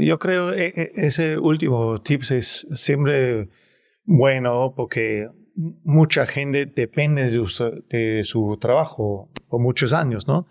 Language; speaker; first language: Spanish; non-native, fluent; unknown